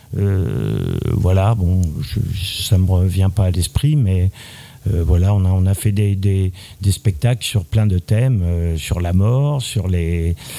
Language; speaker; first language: French; native; French